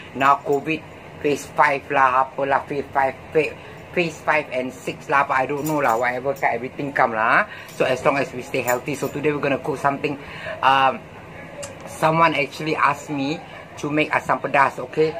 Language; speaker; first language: English; non-native, local second language; Malay